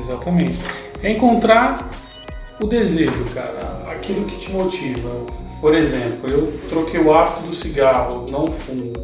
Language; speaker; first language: Portuguese; native; Portuguese